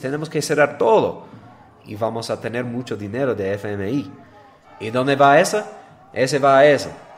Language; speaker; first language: Spanish; non-native, learner; English